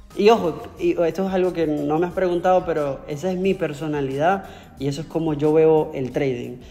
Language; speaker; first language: Spanish; native; Spanish